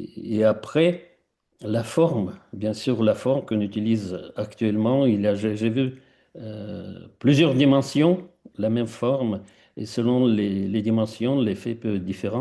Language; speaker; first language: French; non-native, fluent; Russian